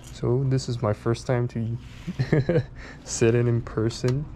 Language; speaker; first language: English; non-native, learner; Chinese